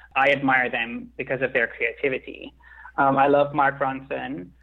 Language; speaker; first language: English; non-native, fluent; Italian